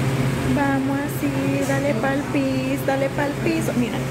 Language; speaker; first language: Spanish; native; Spanish